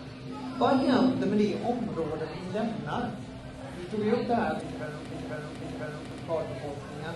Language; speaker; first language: Swedish; native; Swedish